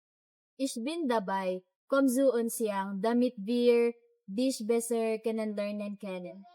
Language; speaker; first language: German; non-native, learner; Filipino